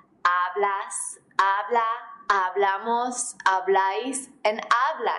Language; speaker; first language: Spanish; non-native, fluent; English